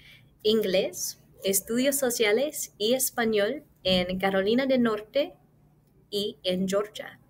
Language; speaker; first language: Spanish; early bilingual, heritage; English